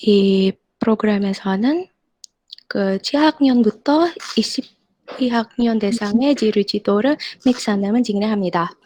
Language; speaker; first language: Korean; non-native, fluent; Indonesian